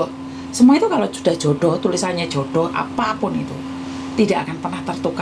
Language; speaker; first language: Indonesian; non-native, local second language; Javanese